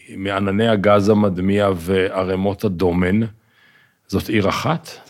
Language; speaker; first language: Hebrew; native; Hebrew